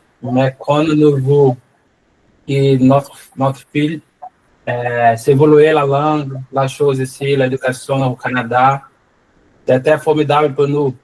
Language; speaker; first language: French; non-native, learner; Portuguese